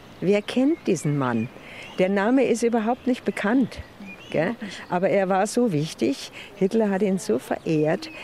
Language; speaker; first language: German; native; German